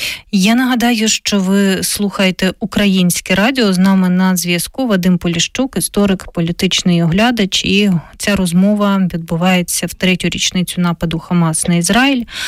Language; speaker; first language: Ukrainian; native; Ukrainian